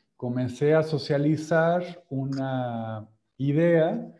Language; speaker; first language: Spanish; native; Spanish